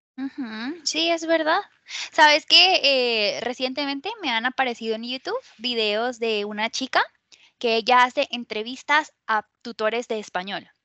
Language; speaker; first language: Spanish; native; Spanish